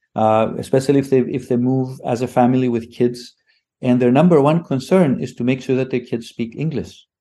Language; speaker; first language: English; non-native, fluent; Greek